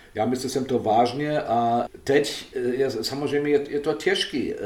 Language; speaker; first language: Czech; non-native, fluent; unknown